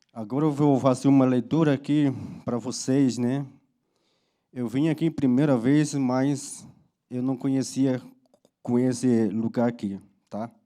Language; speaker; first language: Portuguese; non-native, local second language; Yanomámi